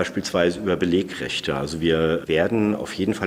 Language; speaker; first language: German; native; German